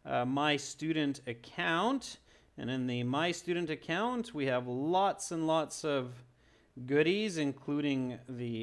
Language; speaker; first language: English; native; English